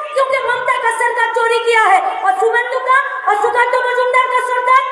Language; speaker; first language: Hindi; non-native, local second language; Bangla